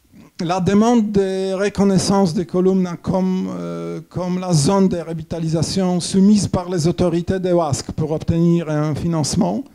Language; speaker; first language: French; non-native, fluent; Polish